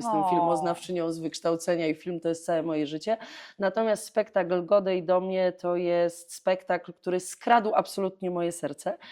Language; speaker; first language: Polish; native; Polish